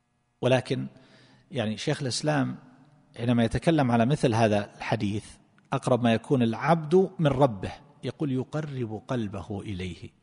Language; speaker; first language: Arabic; native; Arabic